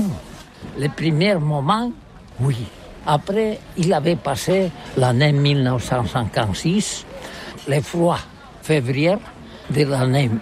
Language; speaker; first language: French; non-native, learner; Catalan